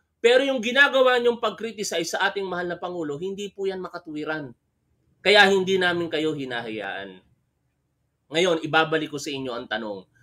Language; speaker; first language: Filipino; native; Filipino